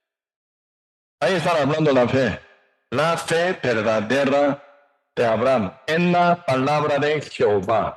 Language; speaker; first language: Spanish; non-native, learner; Korean